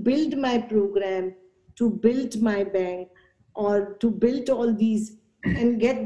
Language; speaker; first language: English; non-native, local second language; Gujarati